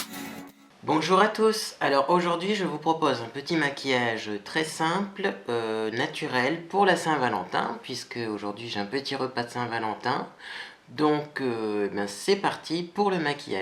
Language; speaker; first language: French; native; French